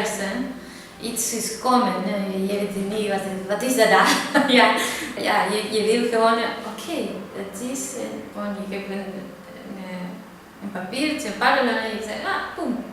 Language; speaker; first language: Dutch; non-native, learner; Spanish